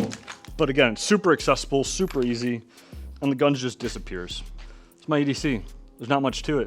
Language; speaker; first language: English; native; English